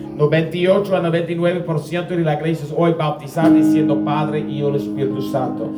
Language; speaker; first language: Spanish; non-native, learner; English